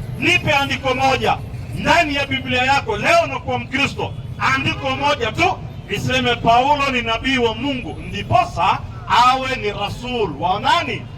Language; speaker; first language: Swahili; non-native, local second language; Somali